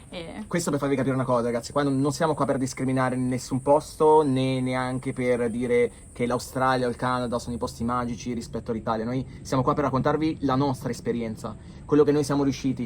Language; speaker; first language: Italian; native; Italian